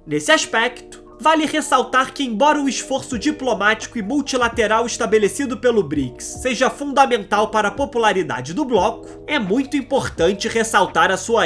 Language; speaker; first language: Portuguese; native; Portuguese